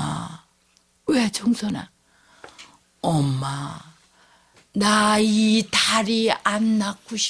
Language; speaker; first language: Korean; native; Korean